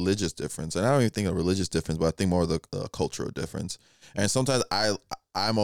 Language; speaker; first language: English; non-native, local second language; Igbo